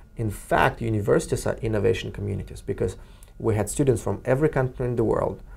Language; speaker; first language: English; non-native, fluent; Russian